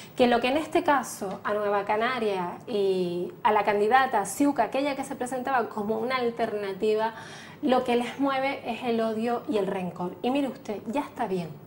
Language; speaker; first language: Spanish; native; Spanish